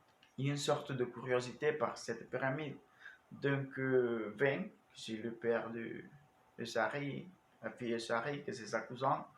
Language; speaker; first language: French; non-native, learner; Spanish